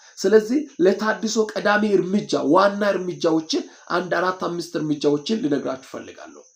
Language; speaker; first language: Amharic; non-native, local second language; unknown